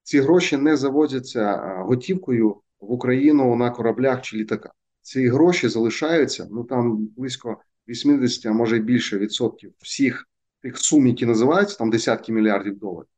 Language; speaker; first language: Ukrainian; native; Ukrainian